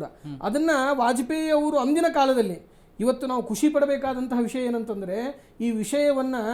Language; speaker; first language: Kannada; native; Kannada